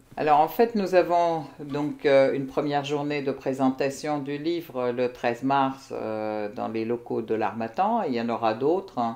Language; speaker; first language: French; non-native, fluent; Arabic